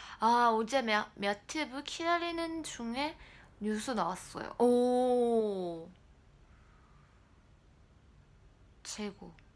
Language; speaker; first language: Korean; non-native, learner; Japanese